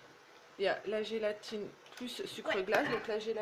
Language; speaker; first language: French; native; French